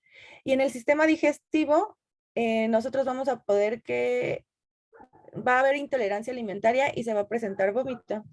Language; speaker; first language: Spanish; native; Spanish